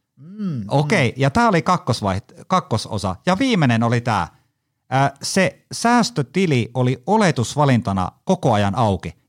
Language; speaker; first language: Finnish; native; Finnish